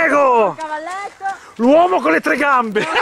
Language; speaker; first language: Italian; native; Italian